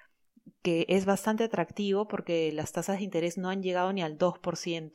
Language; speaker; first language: Spanish; native; Spanish